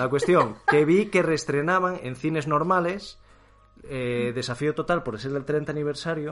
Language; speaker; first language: Spanish; native; Spanish